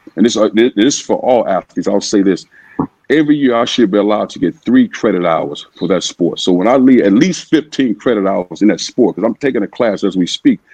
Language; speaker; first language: English; native; English